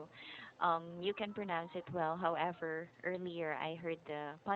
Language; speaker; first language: English; non-native, fluent; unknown